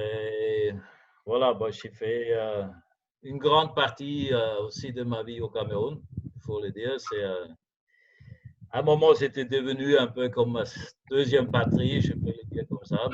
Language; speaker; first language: French; non-native, fluent; German